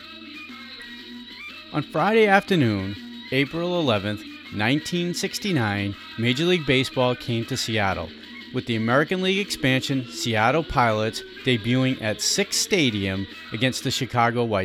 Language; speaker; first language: English; native; English